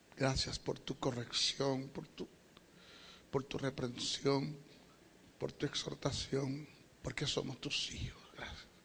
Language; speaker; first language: Spanish; native; Spanish